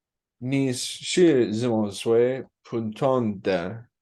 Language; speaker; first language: Chinese; non-native, learner; English